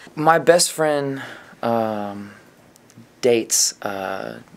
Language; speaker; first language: English; native; English